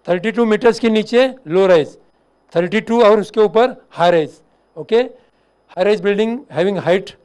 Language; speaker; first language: Hindi; non-native, local second language; Marathi